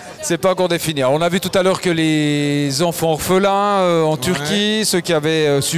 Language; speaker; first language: French; native; French